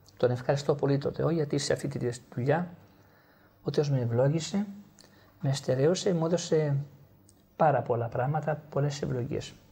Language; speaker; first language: Greek; non-native, fluent; Italian